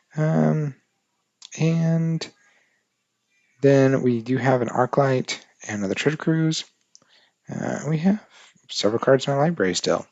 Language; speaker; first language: English; native; English